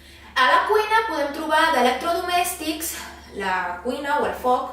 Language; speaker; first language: Catalan; non-native, fluent; Spanish